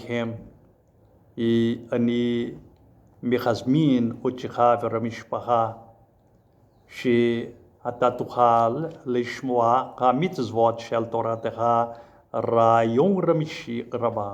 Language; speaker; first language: Hebrew; non-native, learner; Portuguese